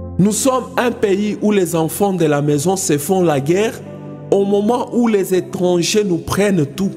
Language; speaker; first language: French; non-native, local second language; Swahili